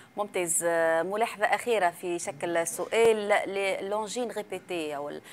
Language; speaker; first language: Arabic; native; Arabic